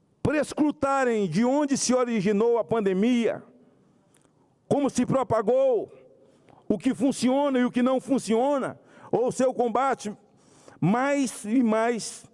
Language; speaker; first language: Portuguese; native; Portuguese